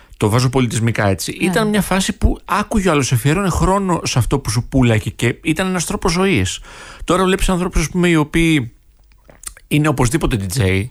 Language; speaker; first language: Greek; native; Greek